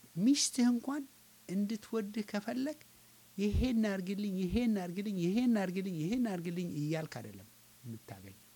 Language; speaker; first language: Amharic; non-native, local second language; Tigrinya